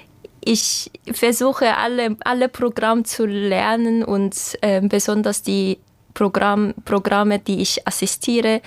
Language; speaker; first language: German; non-native, fluent; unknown